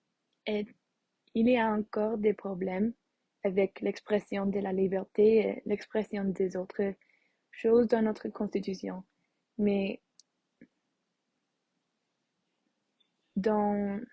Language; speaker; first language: French; non-native, learner; English